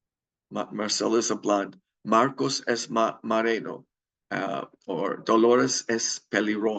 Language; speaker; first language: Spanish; non-native, fluent; English